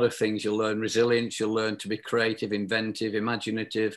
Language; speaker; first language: English; native; English